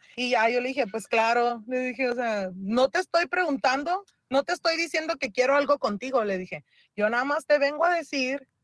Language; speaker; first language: Spanish; native; Spanish